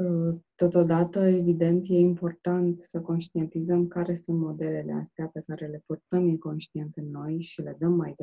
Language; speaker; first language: Romanian; native; Romanian